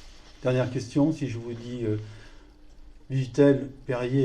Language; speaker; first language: French; native; French